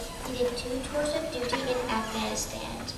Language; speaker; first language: English; native; English